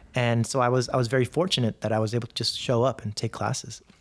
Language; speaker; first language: English; native; English